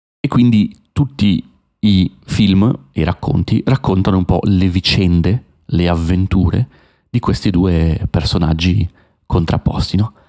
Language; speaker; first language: Italian; native; Italian